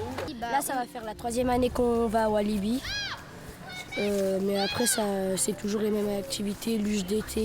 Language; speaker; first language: French; native; French